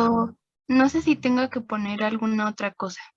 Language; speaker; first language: Spanish; native; Spanish